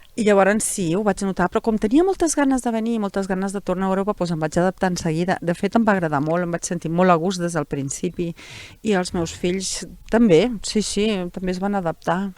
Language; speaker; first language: Catalan; early bilingual, heritage; Catalan